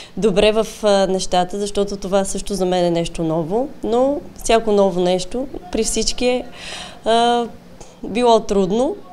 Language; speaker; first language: Bulgarian; native; Bulgarian